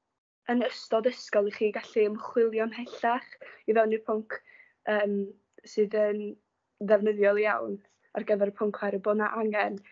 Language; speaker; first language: Welsh; non-native, local second language; English